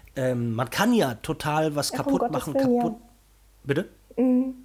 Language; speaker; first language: German; non-native, fluent; Portuguese